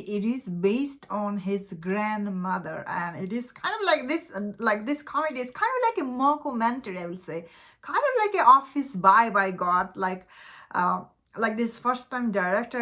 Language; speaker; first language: English; non-native, fluent; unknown